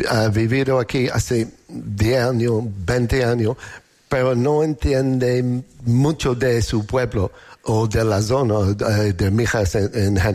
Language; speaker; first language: Spanish; non-native, learner; English